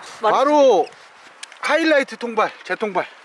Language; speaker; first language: Korean; native; Korean